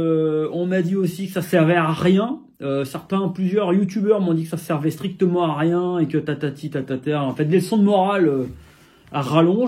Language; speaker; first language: French; native; French